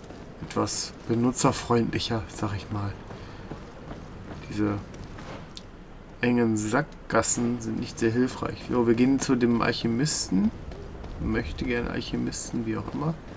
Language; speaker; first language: German; native; German